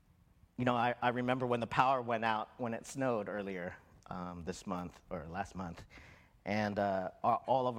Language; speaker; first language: English; native; English